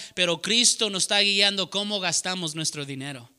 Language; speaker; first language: Spanish; early bilingual, heritage; Spanish